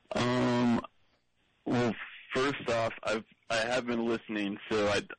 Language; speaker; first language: English; native; English